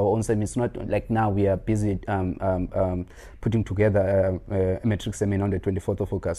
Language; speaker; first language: English; non-native, local second language; Xhosa